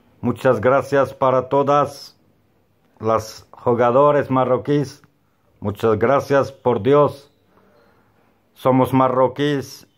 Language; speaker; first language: Spanish; non-native, learner; Arabic